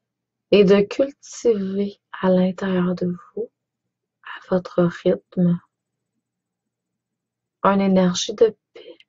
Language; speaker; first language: French; native; French